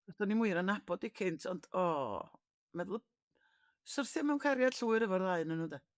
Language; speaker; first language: Welsh; native; Welsh